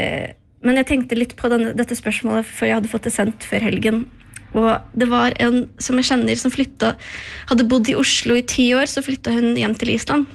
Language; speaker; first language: Norwegian; early bilingual, other home language; Icelandic